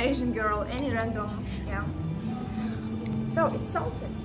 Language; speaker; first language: English; non-native, learner; Russian